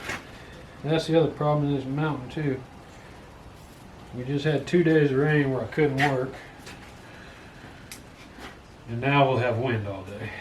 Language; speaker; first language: English; native; English